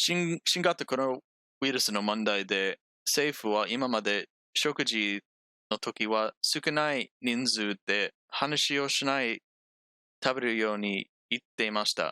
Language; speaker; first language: Japanese; non-native, learner; English